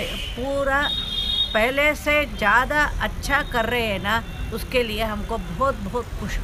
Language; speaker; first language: Hindi; non-native, local second language; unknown